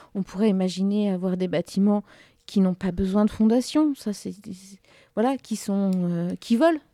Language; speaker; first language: French; native; French